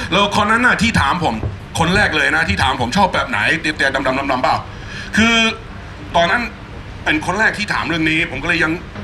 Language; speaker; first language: Thai; non-native, fluent; English